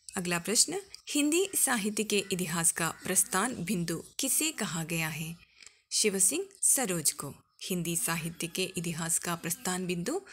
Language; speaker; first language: Hindi; non-native, local second language; Malayalam